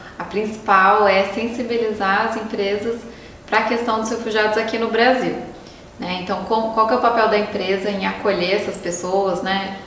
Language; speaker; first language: Portuguese; native; Portuguese